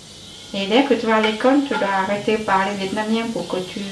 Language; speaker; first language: French; non-native, learner; Vietnamese